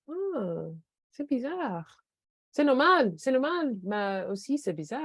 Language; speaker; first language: French; non-native, learner; English